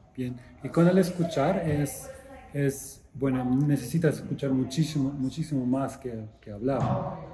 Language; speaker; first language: Spanish; non-native, fluent; German